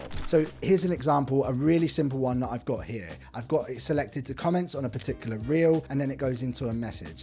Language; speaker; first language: English; native; English